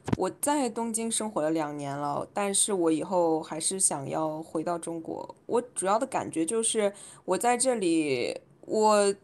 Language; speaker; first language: Chinese; native; Chinese